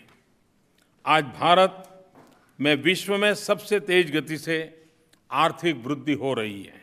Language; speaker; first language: Hindi; non-native, local second language; Gujarati